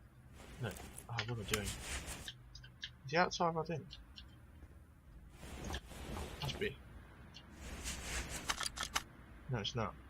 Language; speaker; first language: English; native; English